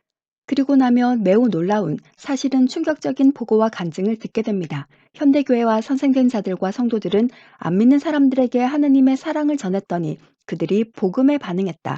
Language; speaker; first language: Korean; native; Korean